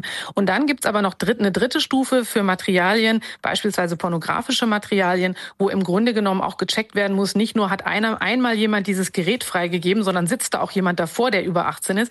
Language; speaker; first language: German; native; German